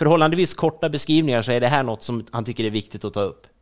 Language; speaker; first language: Swedish; native; Swedish